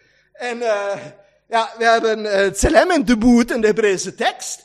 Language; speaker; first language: Dutch; non-native, learner; German